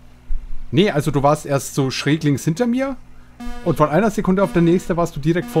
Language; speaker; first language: German; native; German